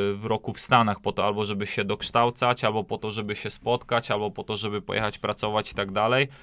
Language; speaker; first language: Polish; native; Polish